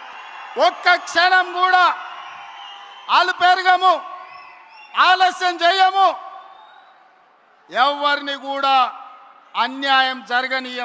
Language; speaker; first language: Telugu; native; Telugu